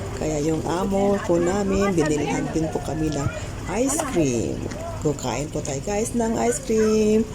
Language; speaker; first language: Filipino; native; Filipino